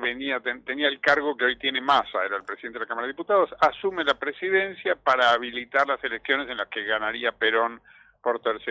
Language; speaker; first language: Spanish; native; Spanish